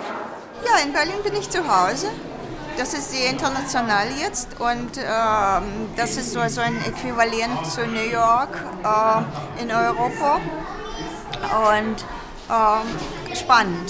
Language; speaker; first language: German; non-native, fluent; Russian